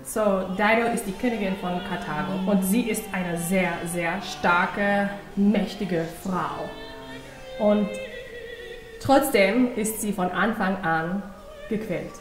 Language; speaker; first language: German; non-native, fluent; English